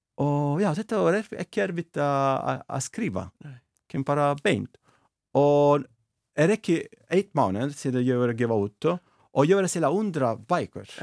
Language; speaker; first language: Icelandic; non-native, learner; Italian